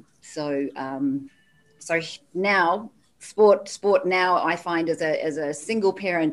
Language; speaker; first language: English; native; English